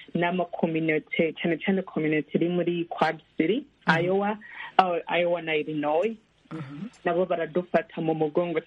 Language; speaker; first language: Rundi; early bilingual, heritage; Rundi